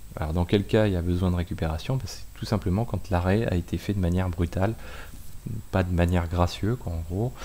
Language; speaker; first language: French; native; French